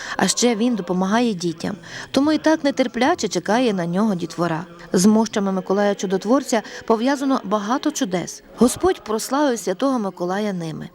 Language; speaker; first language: Ukrainian; native; Ukrainian